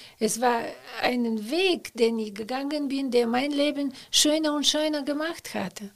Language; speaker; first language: German; non-native, fluent; Bulgarian